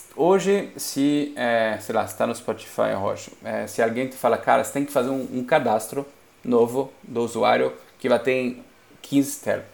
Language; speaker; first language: Portuguese; non-native, fluent; French